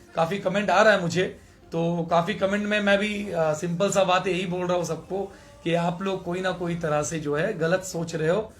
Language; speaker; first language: Hindi; non-native, local second language; Bangla